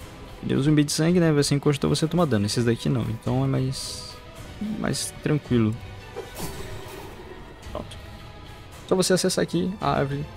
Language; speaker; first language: Portuguese; native; Portuguese